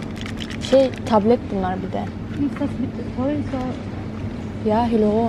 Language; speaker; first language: Turkish; native; Turkish